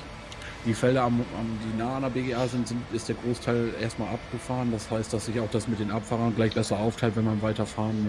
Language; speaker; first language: German; native; German